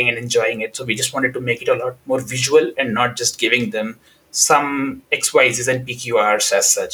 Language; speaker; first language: English; non-native, local second language; Hindi